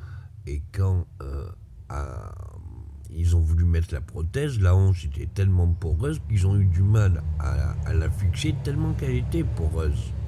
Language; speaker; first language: French; native; French